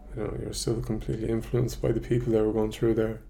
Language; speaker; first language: English; native; English